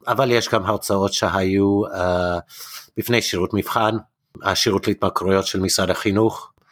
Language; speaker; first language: Hebrew; non-native, fluent; English